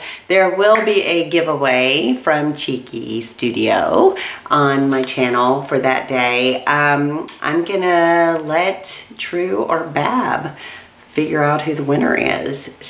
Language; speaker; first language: English; native; English